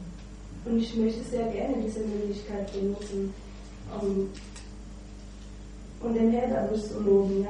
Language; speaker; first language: German; non-native, fluent; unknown